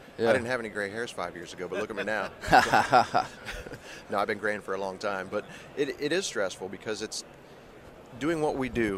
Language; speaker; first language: English; native; English